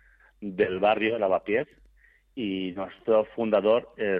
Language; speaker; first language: Spanish; non-native, learner; Bangla